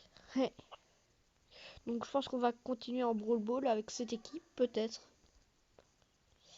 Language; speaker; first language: French; native; French